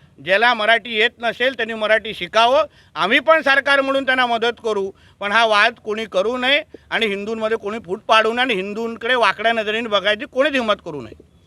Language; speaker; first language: Marathi; native; Marathi